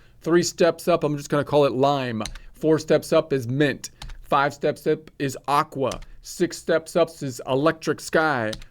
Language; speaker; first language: English; native; English